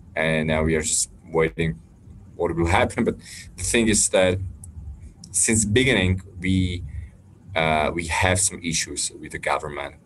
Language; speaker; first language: English; non-native, fluent; Slovak